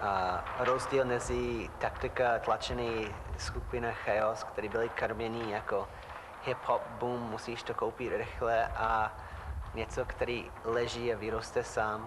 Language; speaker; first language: Czech; non-native, fluent; English